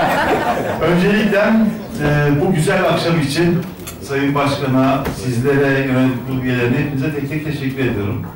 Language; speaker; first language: Turkish; native; Turkish